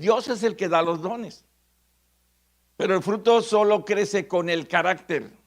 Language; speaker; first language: Spanish; native; Spanish